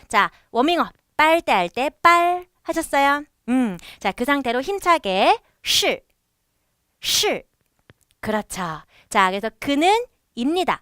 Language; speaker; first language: Korean; native; Korean